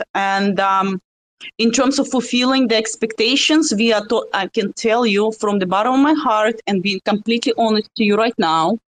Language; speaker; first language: English; non-native, fluent; Russian